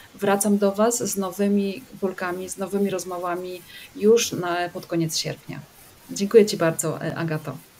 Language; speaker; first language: Polish; native; Polish